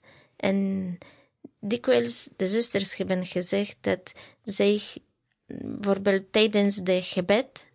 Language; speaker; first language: Dutch; non-native, learner; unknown